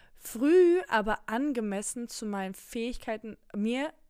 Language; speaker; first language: German; non-native, local second language; Polish